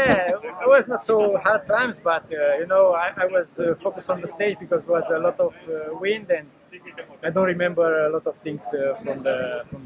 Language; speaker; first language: English; non-native, learner; Romanian